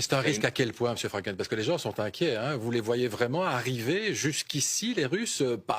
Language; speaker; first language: French; native; French